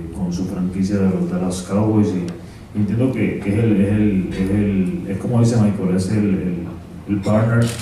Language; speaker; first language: Spanish; native; Spanish